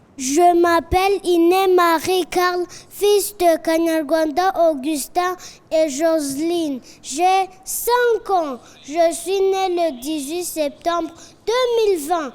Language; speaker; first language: French; non-native, learner; Kinyarwanda